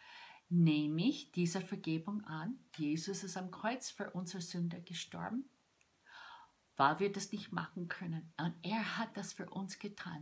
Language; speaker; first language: German; non-native, fluent; English